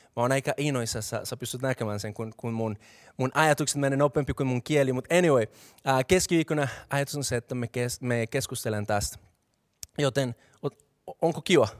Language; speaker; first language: Finnish; non-native, fluent; Spanish